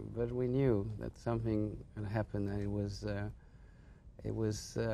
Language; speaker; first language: English; non-native, fluent; French